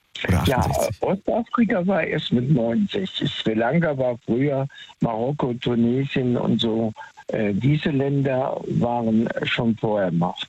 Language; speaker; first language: German; native; German